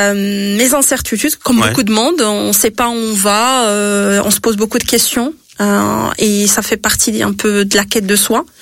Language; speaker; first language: French; non-native, local second language; Arabic